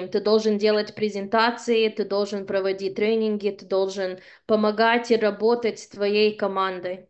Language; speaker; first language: Russian; early bilingual, heritage; Russian